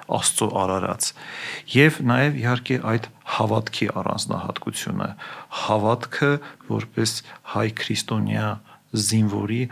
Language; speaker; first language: Armenian; native; Armenian